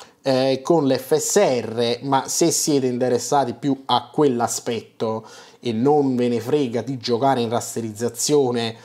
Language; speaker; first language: Italian; native; Italian